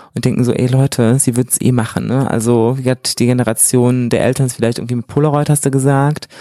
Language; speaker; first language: German; native; German